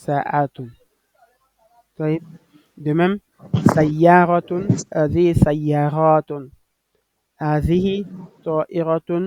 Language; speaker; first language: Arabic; non-native, fluent; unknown